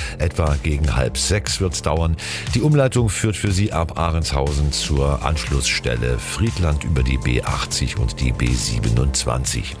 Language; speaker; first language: German; native; German